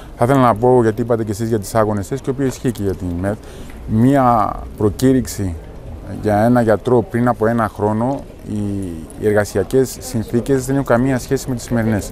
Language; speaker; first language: Greek; native; Greek